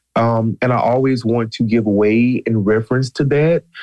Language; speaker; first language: English; native; English